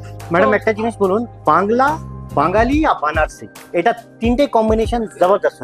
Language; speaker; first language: Bangla; non-native, local second language; Urdu